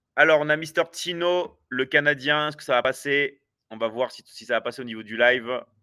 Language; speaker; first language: French; native; French